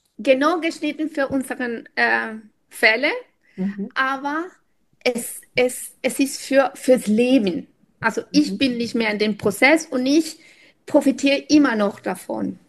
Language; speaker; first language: German; non-native, fluent; Spanish